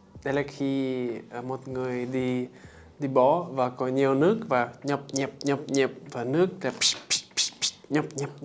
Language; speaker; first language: Vietnamese; non-native, learner; English